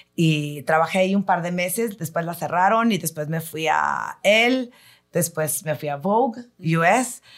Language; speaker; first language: Spanish; early bilingual, heritage; Spanish